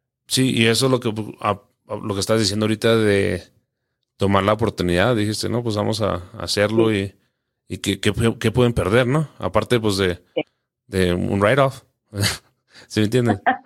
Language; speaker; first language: Spanish; early bilingual, heritage; Spanish